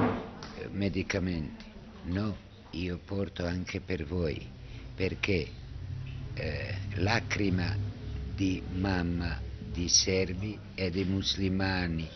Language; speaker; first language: Italian; non-native, learner; Bosnian